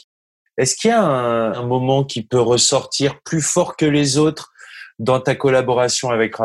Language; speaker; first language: French; native; French